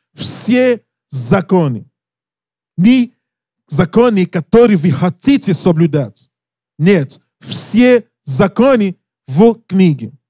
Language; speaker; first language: Russian; non-native, learner; English